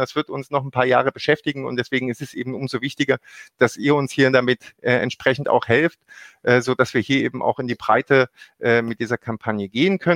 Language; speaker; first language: German; native; German